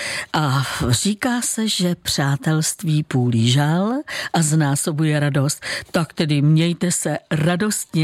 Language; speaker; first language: Czech; native; Czech